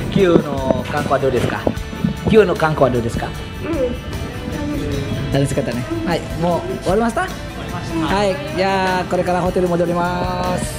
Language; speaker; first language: Japanese; non-native, fluent; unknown